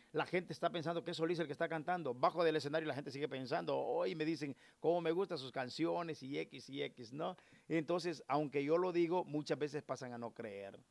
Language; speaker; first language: Spanish; native; Spanish